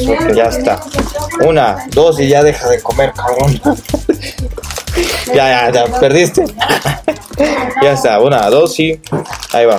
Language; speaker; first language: Spanish; native; Spanish